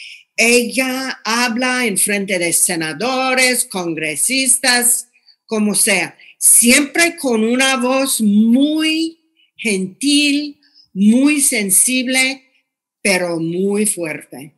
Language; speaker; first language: Spanish; non-native, fluent; English